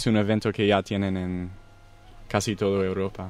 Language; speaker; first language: Spanish; non-native, fluent; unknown